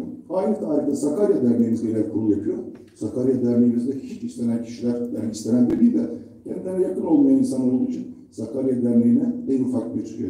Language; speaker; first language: Turkish; native; Turkish